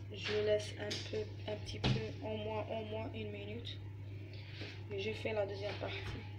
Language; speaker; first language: French; non-native, learner; Arabic